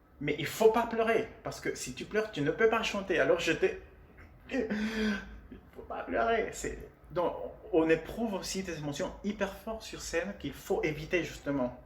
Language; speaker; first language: French; non-native, fluent; Spanish